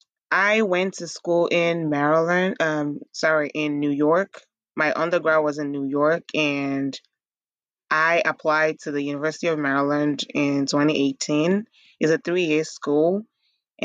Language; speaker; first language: English; non-native, local second language; Igbo